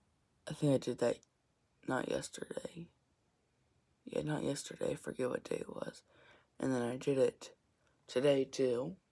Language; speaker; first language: English; native; English